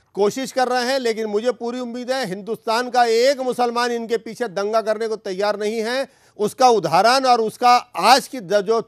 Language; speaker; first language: Hindi; native; Hindi